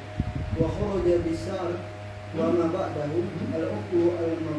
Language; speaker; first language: Arabic; non-native, learner; Indonesian